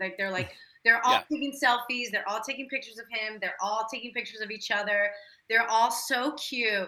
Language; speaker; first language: English; native; English